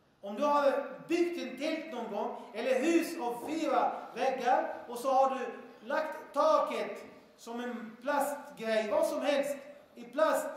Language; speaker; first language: Swedish; early bilingual, other home language; Arabic